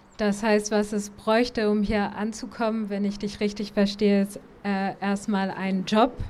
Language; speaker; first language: German; native; German